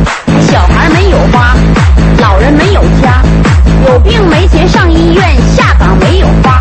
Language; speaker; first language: Chinese; native; Chinese